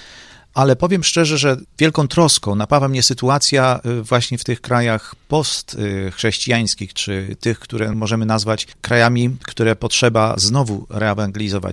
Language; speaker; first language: Polish; native; Polish